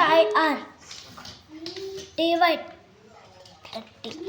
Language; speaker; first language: English; non-native, learner; Telugu